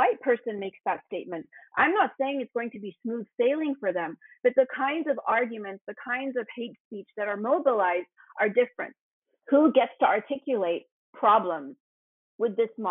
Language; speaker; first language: English; native; English